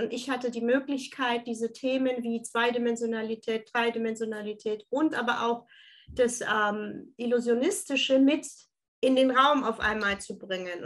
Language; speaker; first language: German; early bilingual, other home language; Turkish